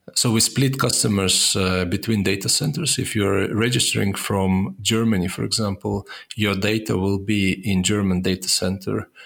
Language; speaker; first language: English; non-native, fluent; Estonian